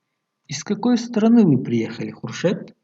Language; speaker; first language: Russian; non-native, fluent; Tajik